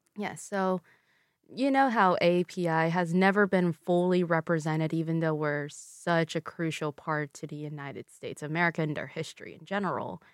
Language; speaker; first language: English; early bilingual, other home language; Vietnamese